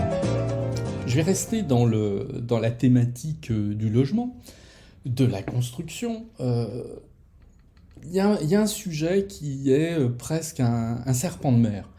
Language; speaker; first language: French; native; French